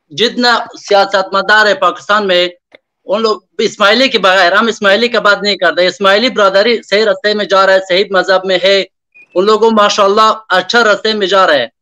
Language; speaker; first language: Urdu; non-native, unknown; Persian